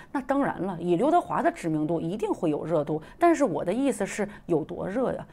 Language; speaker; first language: Chinese; native; Chinese